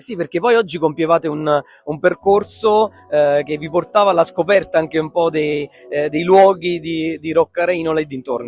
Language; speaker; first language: Italian; native; Italian